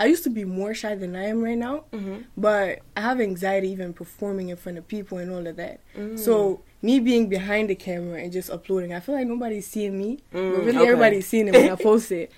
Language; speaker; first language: English; non-native, fluent; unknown